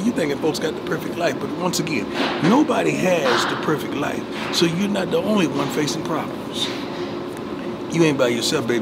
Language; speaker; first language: English; native; English